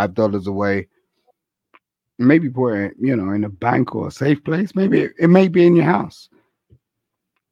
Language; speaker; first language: English; native; English